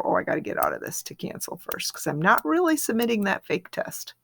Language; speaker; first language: English; native; English